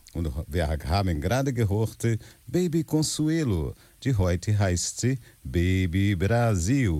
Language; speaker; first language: German; non-native, learner; Portuguese